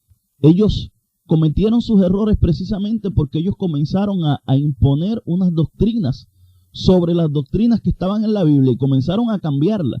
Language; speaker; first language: Spanish; native; Spanish